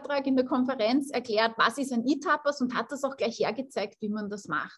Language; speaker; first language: German; native; German